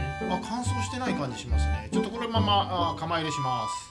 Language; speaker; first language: Japanese; native; Japanese